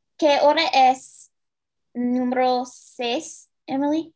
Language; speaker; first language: Spanish; non-native, learner; English